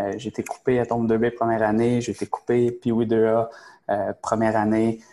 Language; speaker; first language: French; native; French